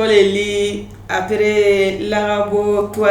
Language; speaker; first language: French; non-native, learner; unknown